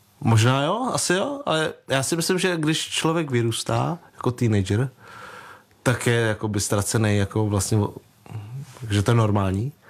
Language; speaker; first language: Czech; early bilingual, other home language; Vietnamese